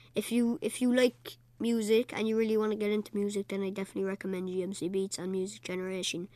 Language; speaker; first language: English; native; English